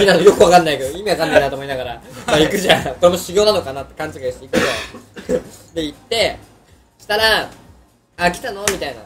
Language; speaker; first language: Japanese; native; Japanese